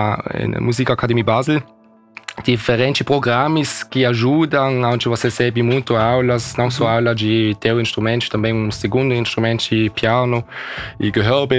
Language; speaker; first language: Portuguese; early bilingual, heritage; German